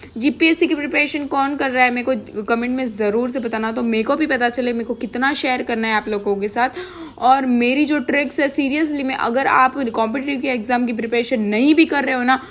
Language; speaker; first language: Hindi; non-native, local second language; Gujarati